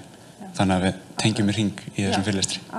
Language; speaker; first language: Icelandic; native; Icelandic